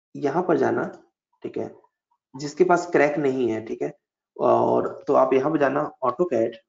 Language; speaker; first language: Hindi; native; Hindi